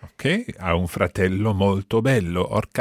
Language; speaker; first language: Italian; non-native, fluent; English